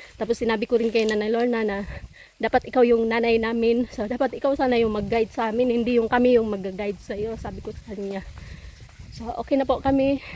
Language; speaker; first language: Filipino; non-native, local second language; Cebuano